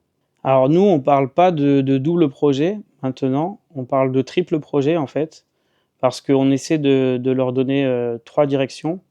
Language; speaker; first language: French; native; French